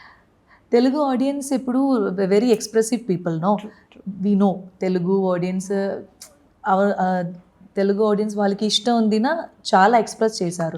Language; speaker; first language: Telugu; non-native, learner; Malayalam